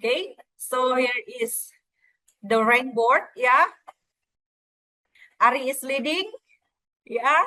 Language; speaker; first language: English; non-native, fluent; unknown